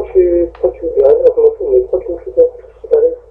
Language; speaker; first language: French; native; French